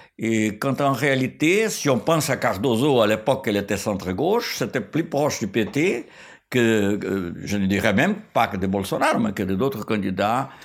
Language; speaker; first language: French; non-native, fluent; Portuguese